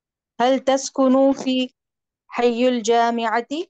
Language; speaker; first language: Arabic; non-native, learner; Urdu